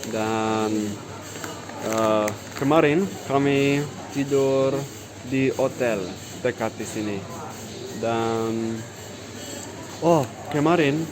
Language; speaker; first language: Indonesian; non-native, learner; English